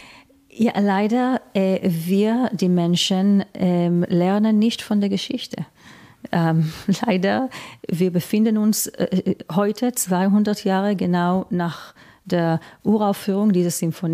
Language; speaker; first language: German; non-native, fluent; Hebrew